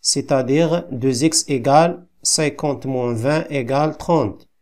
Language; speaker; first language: French; non-native, local second language; Arabic